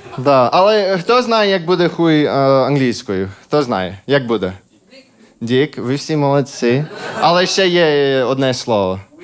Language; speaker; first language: Ukrainian; non-native, fluent; English